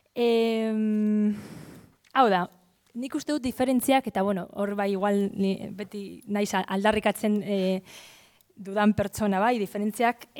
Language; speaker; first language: Basque; non-native, local second language; Spanish